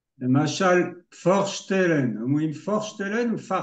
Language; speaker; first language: Hebrew; non-native, fluent; French